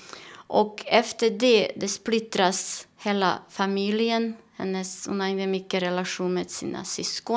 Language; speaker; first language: Swedish; non-native, learner; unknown